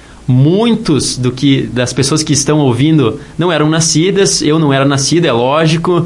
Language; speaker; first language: Portuguese; native; Portuguese